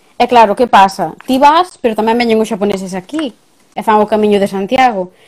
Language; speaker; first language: Galician; native; Galician